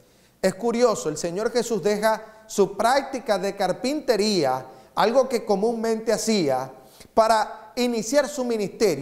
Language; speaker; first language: Spanish; native; Spanish